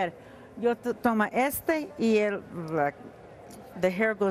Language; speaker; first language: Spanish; early bilingual, heritage; Spanish